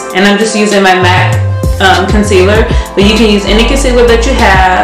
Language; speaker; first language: English; native; English